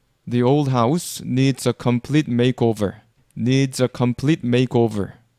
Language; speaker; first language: English; non-native, fluent; Korean